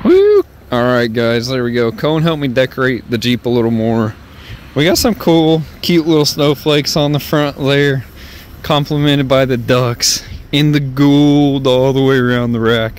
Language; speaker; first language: English; native; English